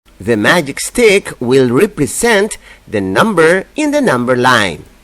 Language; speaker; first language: English; non-native, local second language; Filipino